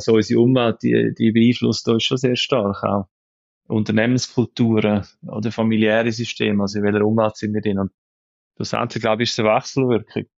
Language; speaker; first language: German; native; German